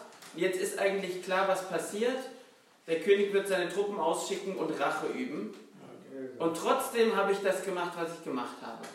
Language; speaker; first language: German; native; German